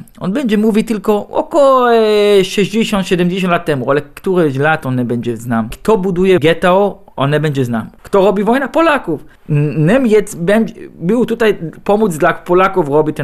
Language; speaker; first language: Polish; non-native, learner; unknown